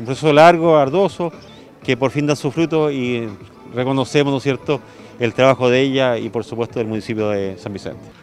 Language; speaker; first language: Spanish; native; Spanish